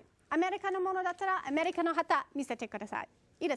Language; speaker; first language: Japanese; non-native, fluent; English